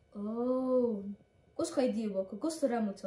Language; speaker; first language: Nepali; early bilingual, heritage; Nepali